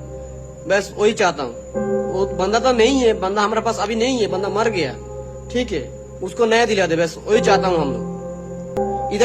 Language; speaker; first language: Hindi; non-native, fluent; Bangla